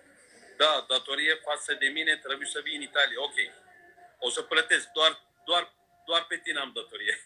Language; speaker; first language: Romanian; non-native, fluent; Turkish